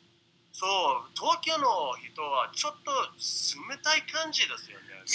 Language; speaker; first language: Japanese; non-native, fluent; English